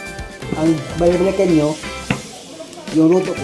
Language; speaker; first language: Filipino; non-native, local second language; Cebuano